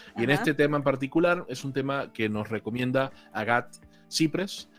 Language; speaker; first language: Spanish; native; Spanish